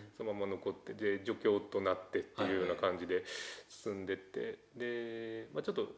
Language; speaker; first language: Japanese; native; Japanese